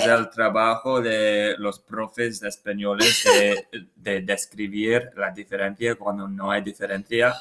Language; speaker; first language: Spanish; non-native, learner; English